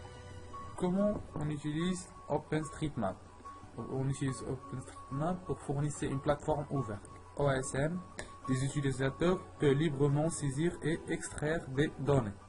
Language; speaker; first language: French; non-native, learner; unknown